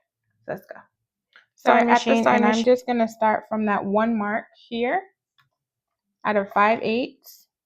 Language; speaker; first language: English; native; English